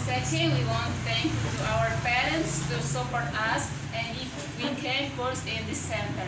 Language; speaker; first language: English; non-native, learner; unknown